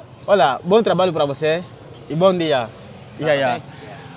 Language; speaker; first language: Portuguese; non-native, learner; Vietnamese